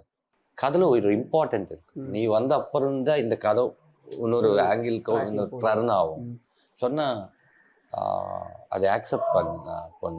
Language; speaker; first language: Tamil; non-native, learner; Telugu